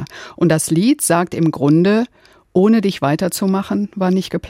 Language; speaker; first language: German; native; German